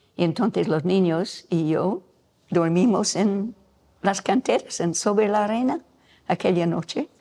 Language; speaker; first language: Spanish; non-native, fluent; English